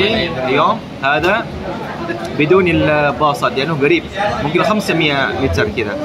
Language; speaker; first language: Arabic; non-native, fluent; Indonesian